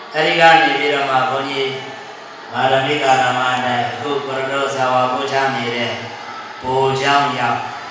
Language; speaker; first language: Burmese; native; Burmese